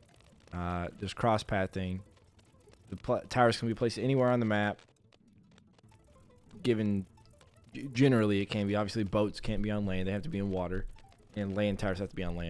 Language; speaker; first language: English; native; English